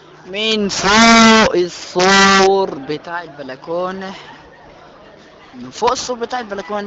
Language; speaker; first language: Arabic; native; Arabic